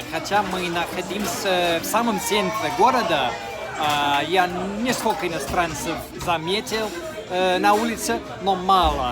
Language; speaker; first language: Russian; non-native, fluent; English